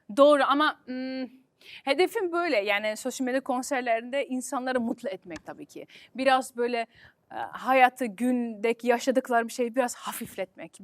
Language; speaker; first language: Turkish; early bilingual, heritage; Turkish